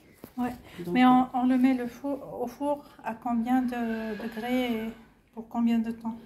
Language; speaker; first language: French; non-native, local second language; Arabic